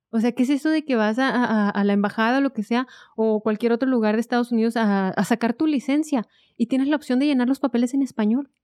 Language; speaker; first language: Spanish; native; Spanish